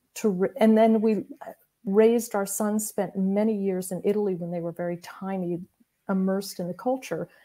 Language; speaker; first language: English; native; English